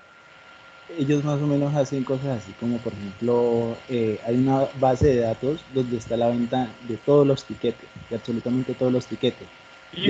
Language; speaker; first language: Spanish; native; Spanish